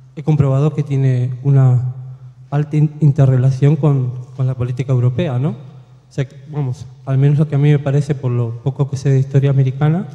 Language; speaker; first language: Spanish; native; Spanish